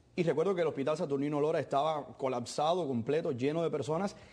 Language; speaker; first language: Spanish; native; Spanish